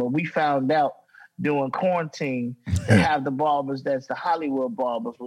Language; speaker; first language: English; native; English